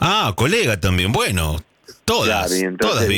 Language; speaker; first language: Spanish; native; Spanish